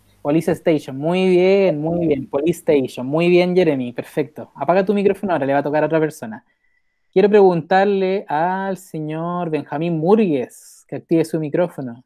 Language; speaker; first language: Spanish; native; Spanish